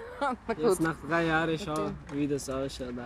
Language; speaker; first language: German; non-native, learner; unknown